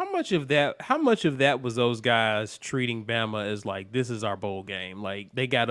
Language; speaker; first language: English; native; English